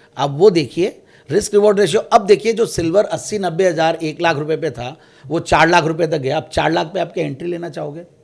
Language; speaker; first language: Hindi; native; Hindi